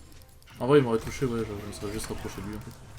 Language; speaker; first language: French; native; French